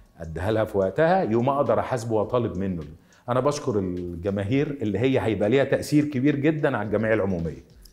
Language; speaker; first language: Arabic; native; Arabic